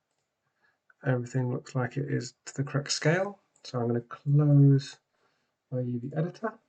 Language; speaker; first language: English; native; English